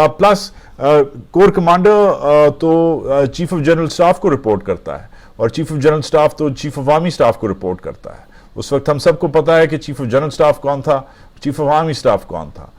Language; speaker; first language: Urdu; native; Urdu